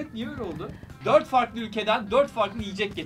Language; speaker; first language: Turkish; native; Turkish